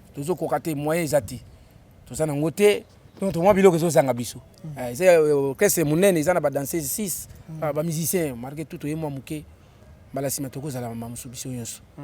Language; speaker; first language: Lingala; non-native, local second language; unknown